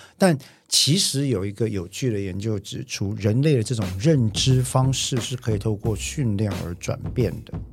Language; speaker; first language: Chinese; native; Chinese